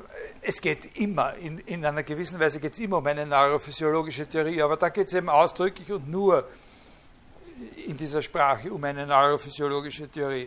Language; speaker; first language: German; native; German